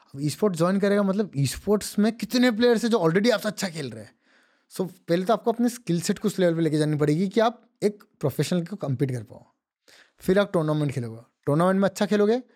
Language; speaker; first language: Hindi; non-native, local second language; Odia